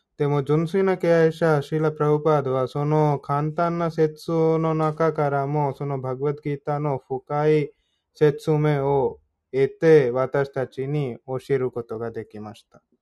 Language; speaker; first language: Japanese; non-native, fluent; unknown